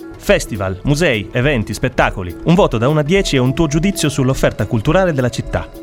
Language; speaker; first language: Italian; native; Italian